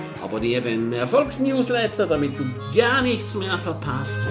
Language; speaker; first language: German; native; German